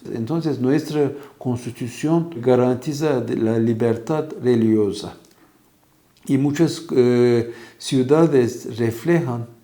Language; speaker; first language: Spanish; non-native, fluent; Turkish